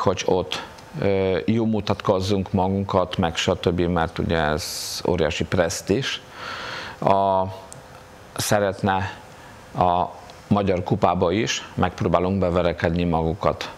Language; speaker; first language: Hungarian; non-native, fluent; Polish